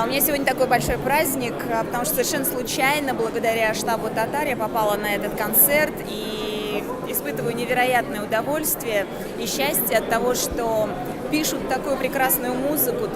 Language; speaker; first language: Russian; native; Russian